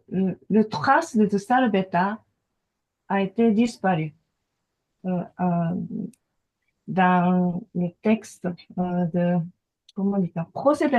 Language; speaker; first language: French; non-native, fluent; Japanese